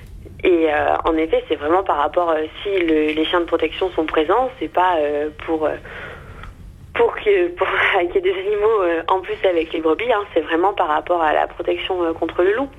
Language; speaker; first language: French; native; French